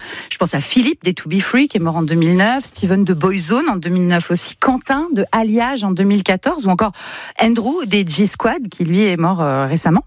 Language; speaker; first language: French; native; French